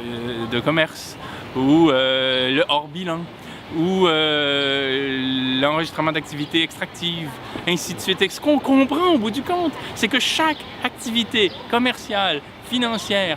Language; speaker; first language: French; native; French